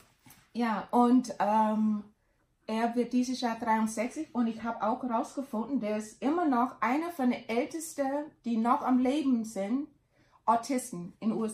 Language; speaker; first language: German; non-native, learner; English